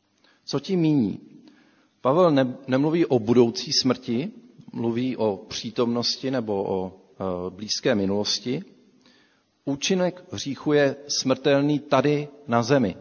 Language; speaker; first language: Czech; native; Czech